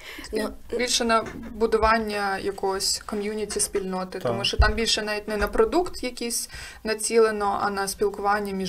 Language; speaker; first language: Ukrainian; native; Ukrainian